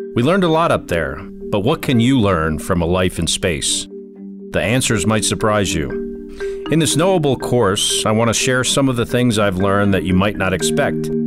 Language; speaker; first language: English; native; English